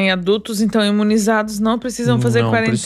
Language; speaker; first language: Portuguese; native; Portuguese